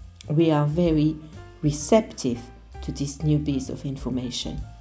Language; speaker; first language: English; non-native, fluent; French